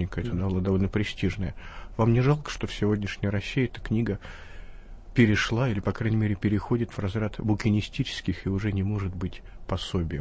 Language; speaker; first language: Russian; native; Russian